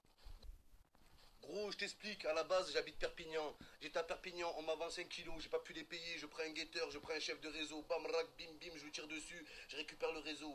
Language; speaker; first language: French; native; French